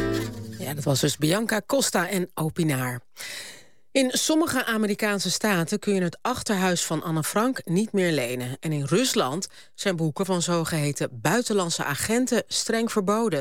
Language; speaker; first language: Dutch; native; Dutch